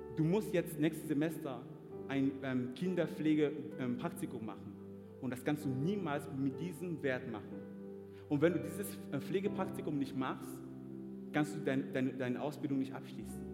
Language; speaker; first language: German; non-native, fluent; French